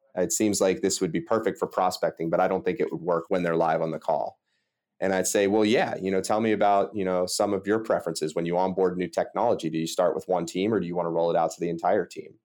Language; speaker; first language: English; native; English